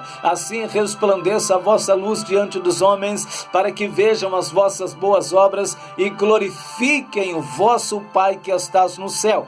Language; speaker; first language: Portuguese; native; Portuguese